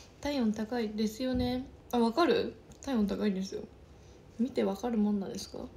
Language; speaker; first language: Japanese; native; Japanese